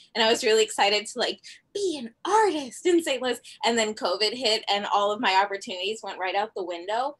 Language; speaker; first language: English; native; English